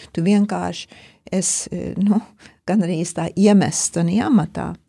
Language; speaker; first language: Latvian; early bilingual, heritage; Latvian